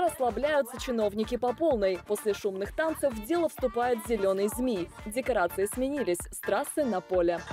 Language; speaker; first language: Russian; native; Russian